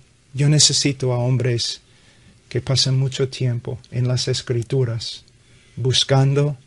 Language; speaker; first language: Spanish; non-native, fluent; English